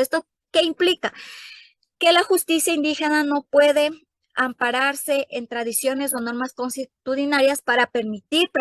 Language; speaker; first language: Spanish; native; Spanish